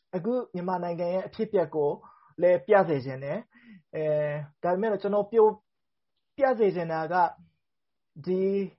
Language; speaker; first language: Burmese; native; Burmese